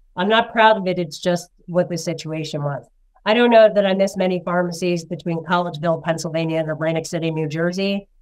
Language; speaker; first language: English; native; English